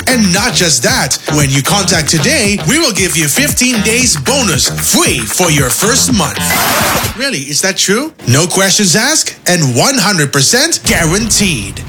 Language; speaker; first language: English; non-native, local second language; Filipino